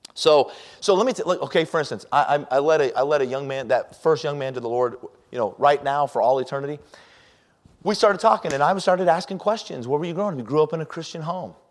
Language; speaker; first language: English; native; English